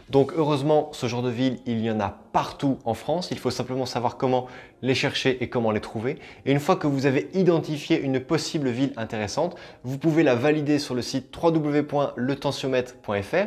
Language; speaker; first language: French; native; French